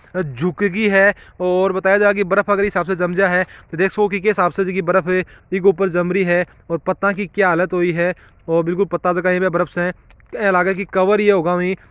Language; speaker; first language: Hindi; native; Hindi